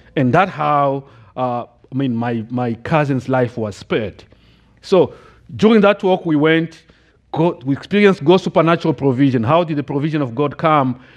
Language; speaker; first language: English; non-native, fluent; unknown